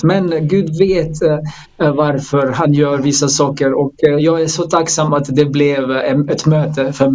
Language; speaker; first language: Swedish; non-native, fluent; Croatian